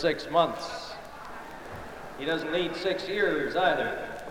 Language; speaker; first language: English; early bilingual, other home language; Ukrainian